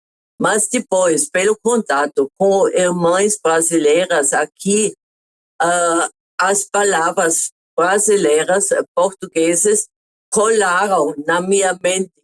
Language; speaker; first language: Portuguese; non-native, fluent; German